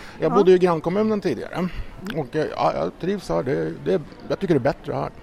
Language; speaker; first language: Swedish; native; Swedish